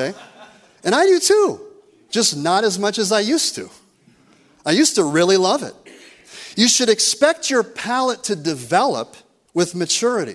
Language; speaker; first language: English; native; English